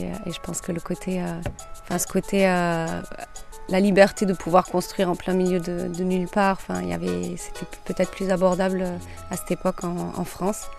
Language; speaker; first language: French; native; French